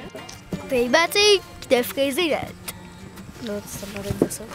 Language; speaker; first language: French; native; French